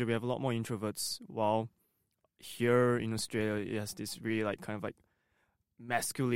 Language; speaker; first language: English; non-native, local second language; Cantonese